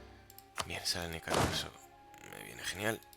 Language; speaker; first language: Spanish; native; Spanish